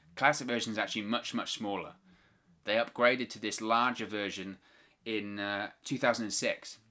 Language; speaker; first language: English; native; English